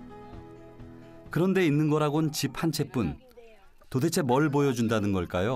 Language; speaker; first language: Korean; native; Korean